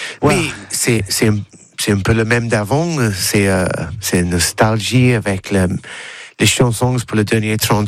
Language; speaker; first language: French; non-native, learner; English